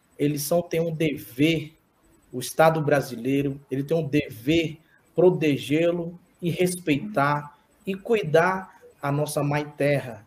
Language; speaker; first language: Portuguese; non-native, local second language; Yanomámi